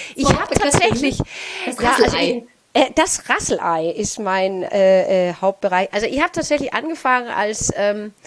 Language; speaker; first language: German; non-native, fluent; Danish